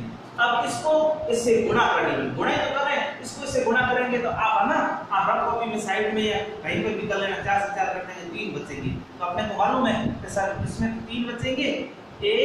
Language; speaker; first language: Hindi; native; Hindi